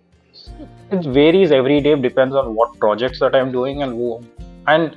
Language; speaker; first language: English; non-native, local second language; Urdu